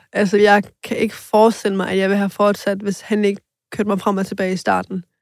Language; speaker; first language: Danish; early bilingual, other home language; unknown